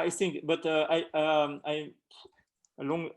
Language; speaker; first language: English; non-native, learner; French